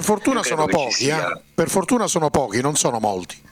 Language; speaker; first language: Italian; native; Italian